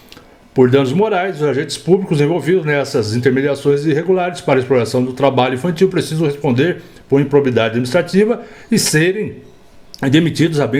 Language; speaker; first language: Portuguese; native; Portuguese